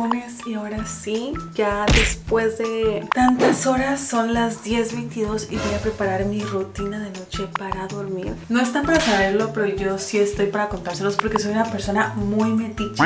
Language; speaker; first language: Spanish; native; Spanish